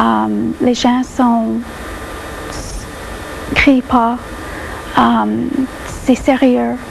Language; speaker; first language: French; non-native, local second language; English